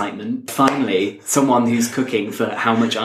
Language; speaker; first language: English; native; English